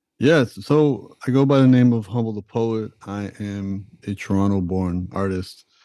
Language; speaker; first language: English; early bilingual, other home language; Punjabi